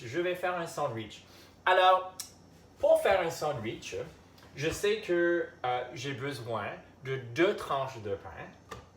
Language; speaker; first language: French; non-native, local second language; English